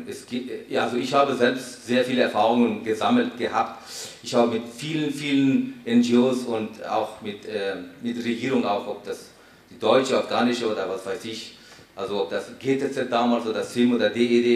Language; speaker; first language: German; non-native, fluent; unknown